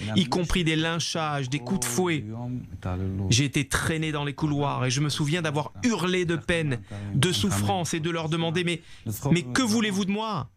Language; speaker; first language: French; non-native, fluent; Arabic